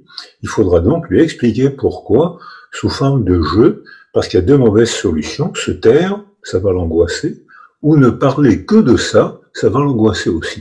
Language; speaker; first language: French; native; French